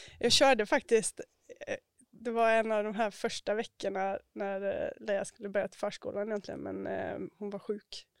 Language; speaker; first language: Swedish; native; Swedish